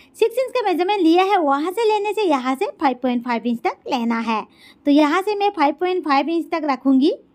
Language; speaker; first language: Hindi; native; Hindi